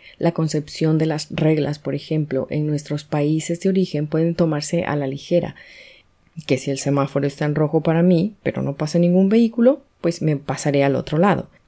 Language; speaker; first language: Spanish; native; Spanish